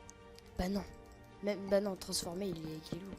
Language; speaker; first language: French; native; French